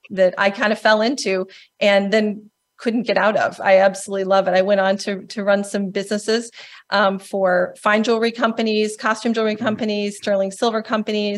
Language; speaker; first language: English; native; English